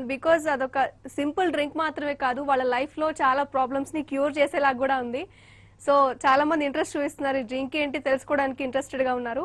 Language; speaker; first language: Telugu; native; Telugu